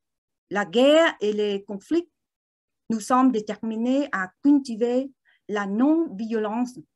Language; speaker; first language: French; non-native, learner; Vietnamese